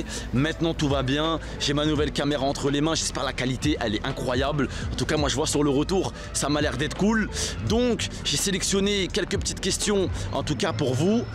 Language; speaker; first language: French; native; French